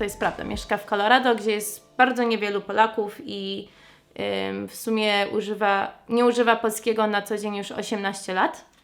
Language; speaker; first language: Polish; early bilingual, heritage; English